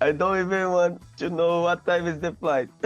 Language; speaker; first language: English; non-native, learner; Portuguese